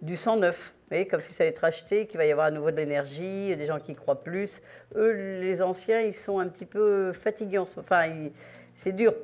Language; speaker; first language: French; native; French